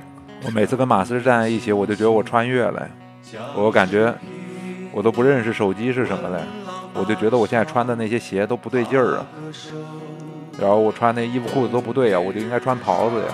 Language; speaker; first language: Chinese; native; Chinese